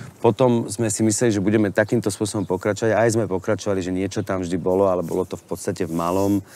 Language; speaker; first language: Slovak; native; Slovak